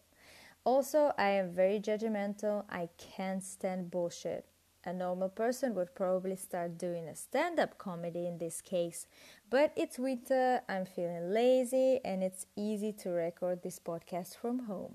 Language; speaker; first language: English; non-native, fluent; Russian